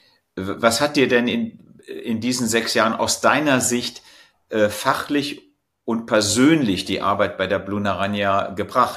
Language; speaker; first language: German; native; German